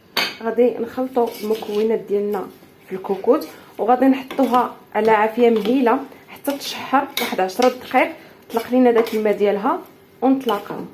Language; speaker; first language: Arabic; native; Arabic